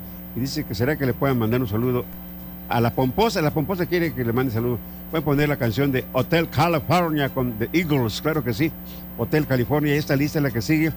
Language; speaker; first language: Spanish; native; Spanish